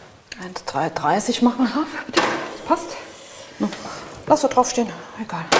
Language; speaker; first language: German; native; German